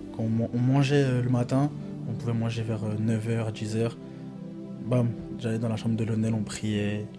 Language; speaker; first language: French; native; French